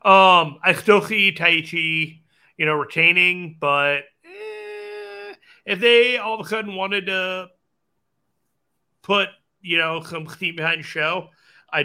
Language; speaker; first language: English; native; English